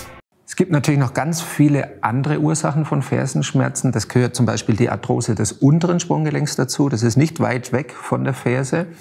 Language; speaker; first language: German; native; German